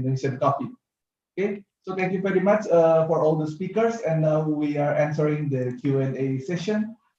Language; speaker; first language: English; non-native, fluent; Indonesian